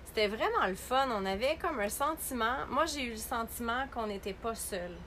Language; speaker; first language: French; native; French